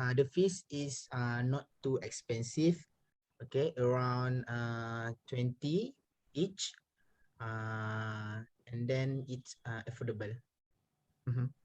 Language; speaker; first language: English; non-native, learner; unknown